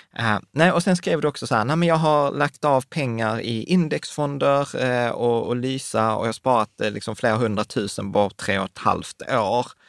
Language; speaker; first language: Swedish; native; Swedish